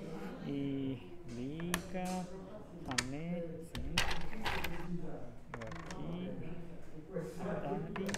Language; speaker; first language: Portuguese; non-native, learner; Japanese